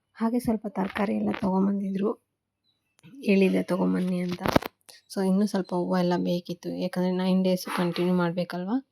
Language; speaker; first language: Kannada; non-native, local second language; Telugu